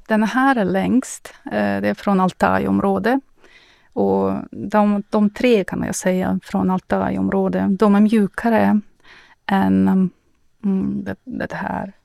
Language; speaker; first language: Swedish; non-native, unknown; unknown